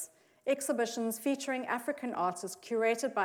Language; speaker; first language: English; native; English